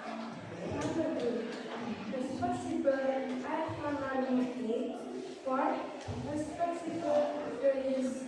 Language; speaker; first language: English; non-native, learner; Indonesian